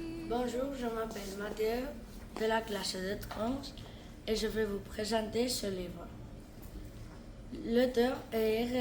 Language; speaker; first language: French; non-native, learner; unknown